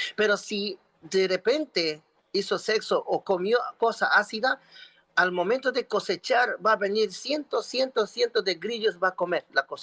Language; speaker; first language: Spanish; non-native, local second language; Quechua